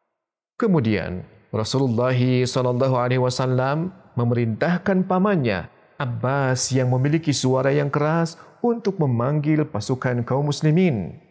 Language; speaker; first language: Indonesian; native; Indonesian